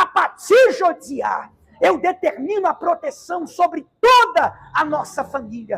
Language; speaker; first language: Portuguese; non-native, learner; Haitian Creole